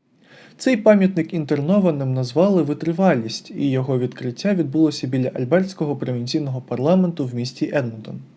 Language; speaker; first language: Ukrainian; native; Ukrainian